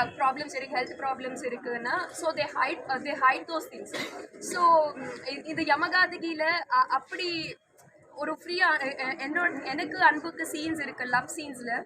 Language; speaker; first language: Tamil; non-native, learner; Telugu